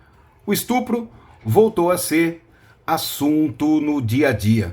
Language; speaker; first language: Portuguese; native; Portuguese